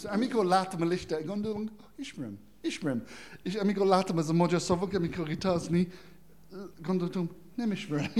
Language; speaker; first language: Hungarian; non-native, learner; English